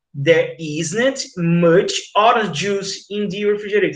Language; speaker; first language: English; non-native, fluent; Portuguese